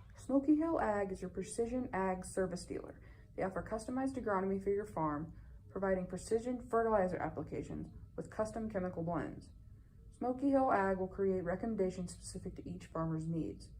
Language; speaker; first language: English; native; English